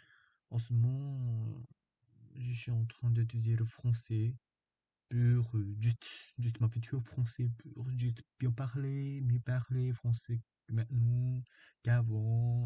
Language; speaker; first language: French; non-native, fluent; Korean